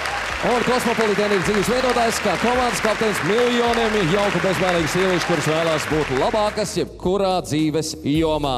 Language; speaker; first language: Latvian; native; Latvian